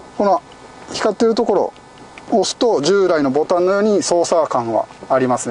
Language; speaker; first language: Japanese; native; Japanese